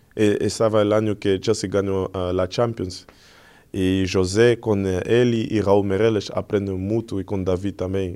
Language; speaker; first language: Portuguese; non-native, learner; French